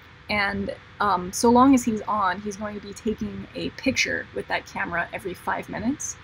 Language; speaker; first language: English; native; English